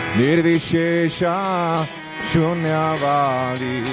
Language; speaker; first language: English; non-native, fluent; Czech